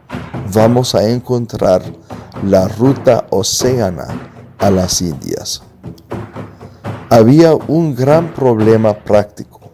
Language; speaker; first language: Spanish; non-native, fluent; English